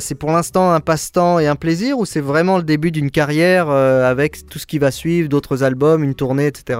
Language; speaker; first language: French; native; French